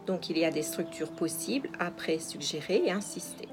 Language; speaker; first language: French; native; French